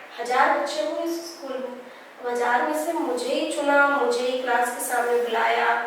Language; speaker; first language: Hindi; native; Hindi